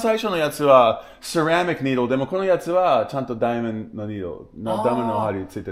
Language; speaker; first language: Japanese; non-native, learner; English